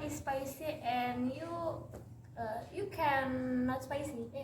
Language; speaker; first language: English; non-native, learner; Indonesian